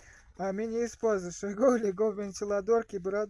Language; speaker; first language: Portuguese; non-native, fluent; Russian